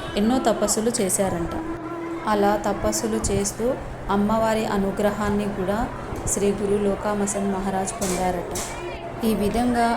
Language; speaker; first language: Telugu; non-native, local second language; Lambadi